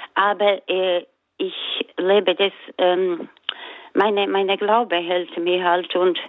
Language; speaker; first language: German; non-native, learner; Croatian